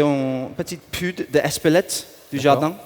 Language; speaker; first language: French; non-native, learner; English